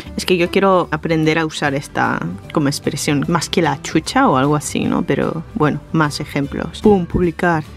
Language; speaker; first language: Spanish; non-native, fluent; Japanese